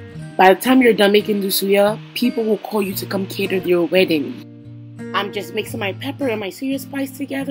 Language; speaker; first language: English; non-native, local second language; Yoruba